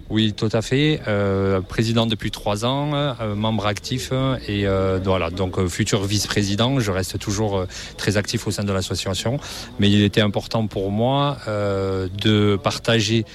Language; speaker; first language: French; native; French